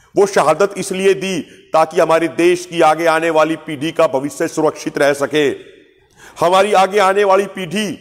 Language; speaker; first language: Hindi; non-native, local second language; Punjabi